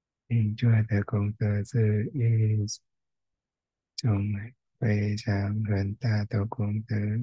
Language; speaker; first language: Chinese; non-native, fluent; Thai